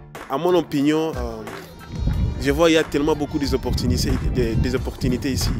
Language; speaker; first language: French; non-native, learner; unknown